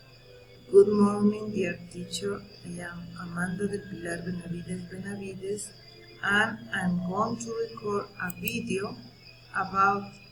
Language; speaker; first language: English; non-native, learner; Spanish